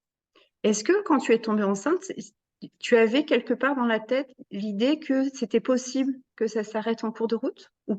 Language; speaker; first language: French; native; French